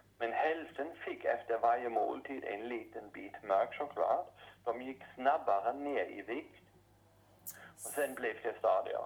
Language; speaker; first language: Swedish; non-native, fluent; German